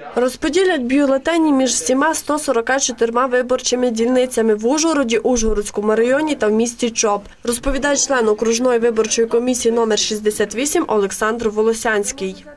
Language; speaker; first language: Ukrainian; native; Ukrainian